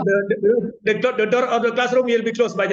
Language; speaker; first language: English; non-native, fluent; Indonesian